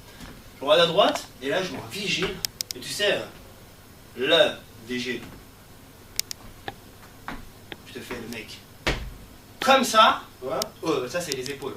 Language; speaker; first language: French; native; French